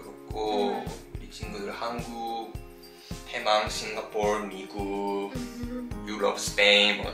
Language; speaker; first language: Korean; non-native, fluent; Japanese